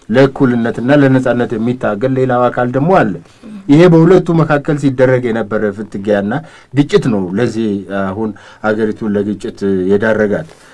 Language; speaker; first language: Amharic; non-native, local second language; Oromo